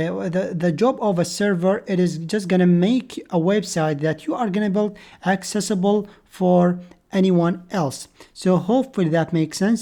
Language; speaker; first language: English; non-native, fluent; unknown